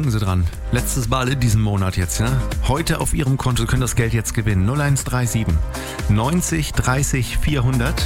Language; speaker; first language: German; native; German